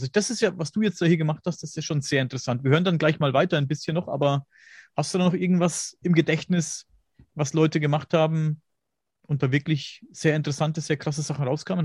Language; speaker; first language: German; native; German